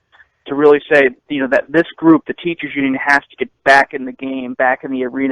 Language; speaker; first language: English; native; English